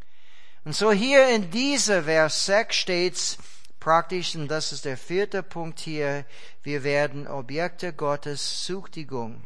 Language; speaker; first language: German; non-native, fluent; English